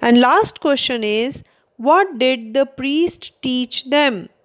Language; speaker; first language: English; non-native, local second language; Punjabi